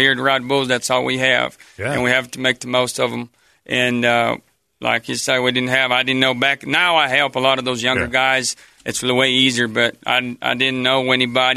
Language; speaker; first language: English; non-native, fluent; Portuguese